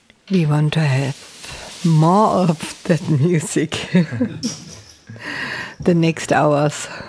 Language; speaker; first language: English; non-native, fluent; German